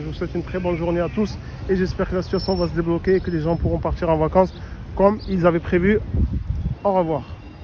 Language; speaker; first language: French; non-native, local second language; Arabic